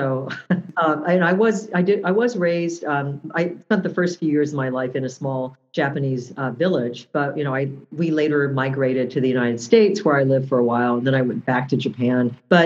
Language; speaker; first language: English; early bilingual, other home language; Japanese